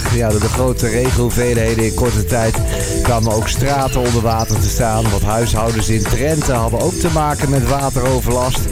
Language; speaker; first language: Dutch; native; Dutch